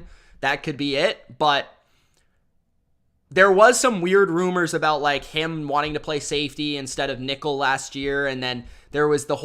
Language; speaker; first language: English; native; English